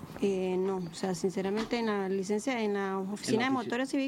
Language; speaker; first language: Spanish; native; Spanish